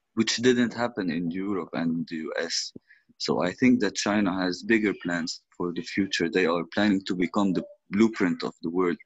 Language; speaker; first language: English; non-native, fluent; Arabic